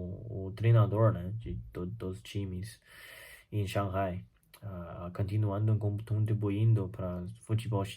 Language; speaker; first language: Portuguese; non-native, fluent; Chinese